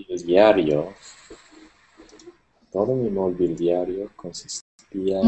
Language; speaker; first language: Spanish; non-native, learner; English